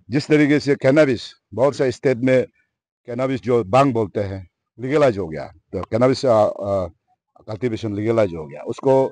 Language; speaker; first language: Hindi; non-native, local second language; Nyishi